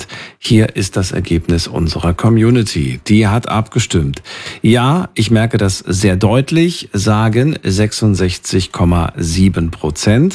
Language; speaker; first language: German; native; German